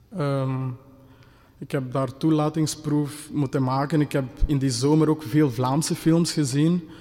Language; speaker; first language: Dutch; non-native, fluent; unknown